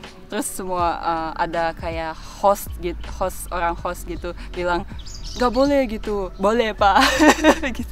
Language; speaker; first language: Indonesian; non-native, fluent; Russian